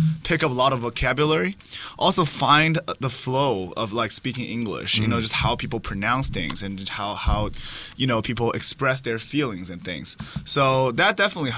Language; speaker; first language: English; non-native, fluent; Chinese